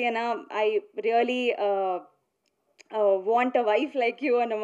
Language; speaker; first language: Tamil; non-native, learner; Telugu